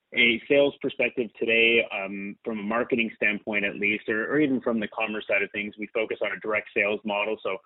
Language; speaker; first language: English; native; English